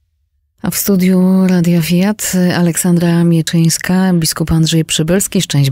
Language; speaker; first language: Polish; native; Polish